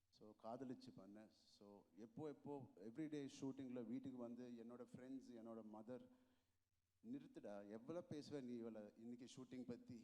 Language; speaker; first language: Tamil; non-native, local second language; Telugu